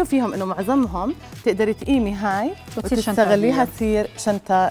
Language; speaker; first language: Arabic; native; Arabic